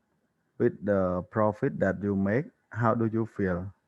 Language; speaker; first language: English; non-native, learner; Khmer